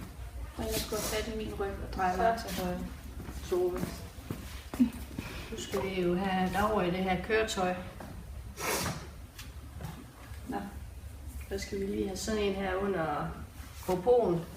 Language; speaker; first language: Danish; native; Danish